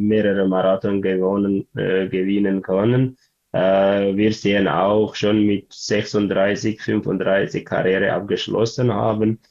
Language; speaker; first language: German; non-native, learner; Tigrinya